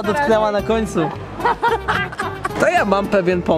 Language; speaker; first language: Polish; native; Polish